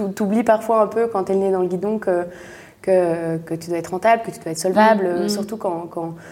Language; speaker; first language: French; native; French